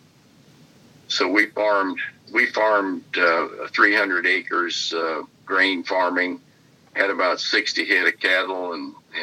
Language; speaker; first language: English; native; English